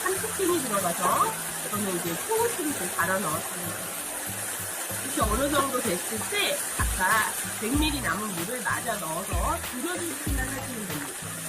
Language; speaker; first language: Korean; native; Korean